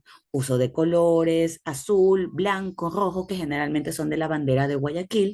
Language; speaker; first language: Spanish; native; Spanish